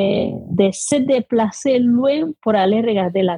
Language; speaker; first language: French; non-native, fluent; Spanish